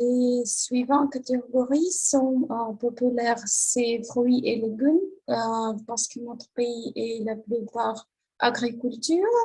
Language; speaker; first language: French; non-native, learner; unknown